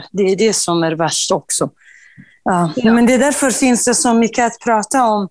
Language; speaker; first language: Swedish; non-native, fluent; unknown